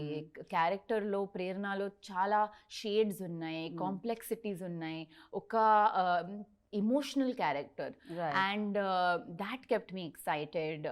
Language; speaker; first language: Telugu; non-native, learner; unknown